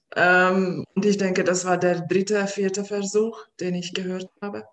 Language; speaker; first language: German; non-native, fluent; Hungarian